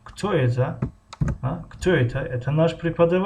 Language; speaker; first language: Russian; non-native, fluent; Tajik